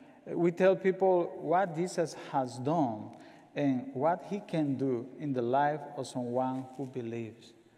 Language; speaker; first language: English; non-native, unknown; Spanish